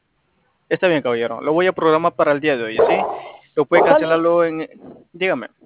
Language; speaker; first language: Spanish; native; Spanish